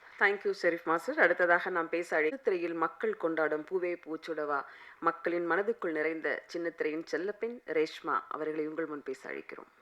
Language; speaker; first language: Tamil; native; Tamil